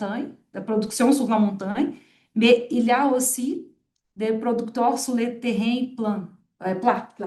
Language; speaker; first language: French; non-native, fluent; Portuguese